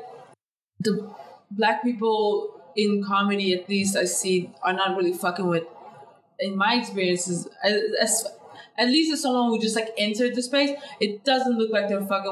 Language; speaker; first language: English; non-native, fluent; Danish